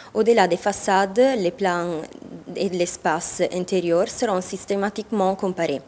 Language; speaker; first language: French; non-native, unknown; Italian